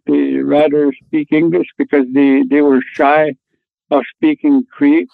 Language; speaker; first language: English; non-native, fluent; Cree